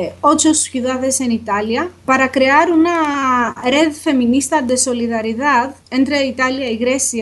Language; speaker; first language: Spanish; non-native, fluent; Greek